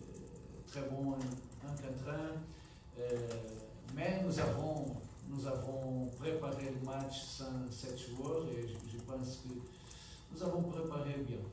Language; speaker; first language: French; non-native, fluent; Portuguese